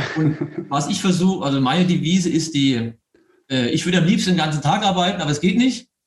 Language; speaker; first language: German; native; German